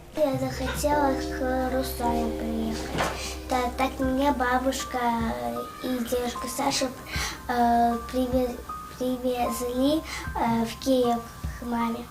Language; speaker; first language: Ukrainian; non-native, local second language; Russian